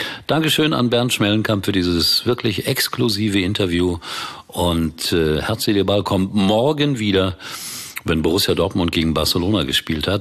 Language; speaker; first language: German; native; German